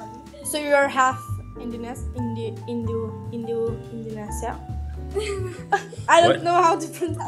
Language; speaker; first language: English; non-native, learner; Norwegian